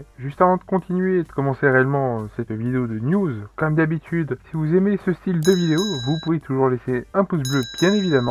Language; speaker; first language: French; native; French